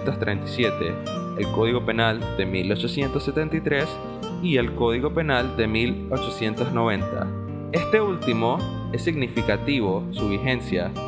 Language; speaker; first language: Spanish; native; Spanish